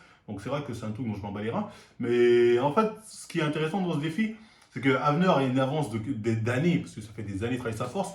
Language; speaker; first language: French; native; French